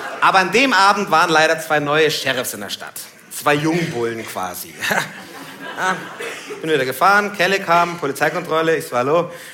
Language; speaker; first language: German; early bilingual, other home language; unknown